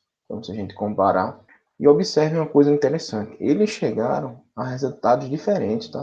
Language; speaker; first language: Portuguese; native; Portuguese